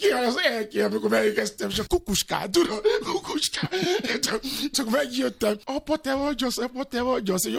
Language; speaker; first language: Hungarian; non-native, fluent; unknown